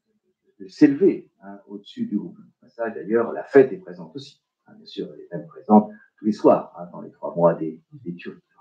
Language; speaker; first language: French; native; French